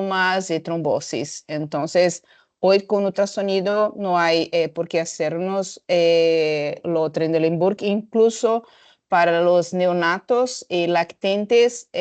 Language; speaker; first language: Spanish; non-native, fluent; Portuguese